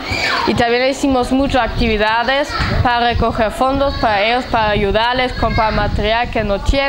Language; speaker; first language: Spanish; non-native, fluent; German